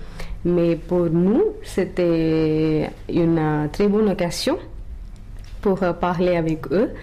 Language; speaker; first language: French; non-native, learner; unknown